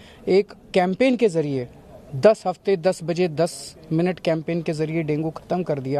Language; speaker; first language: Hindi; native; Hindi